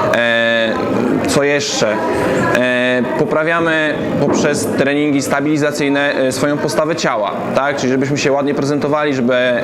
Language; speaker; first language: Polish; native; Polish